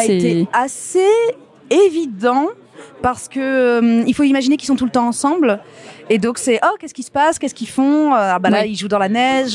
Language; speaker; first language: French; native; French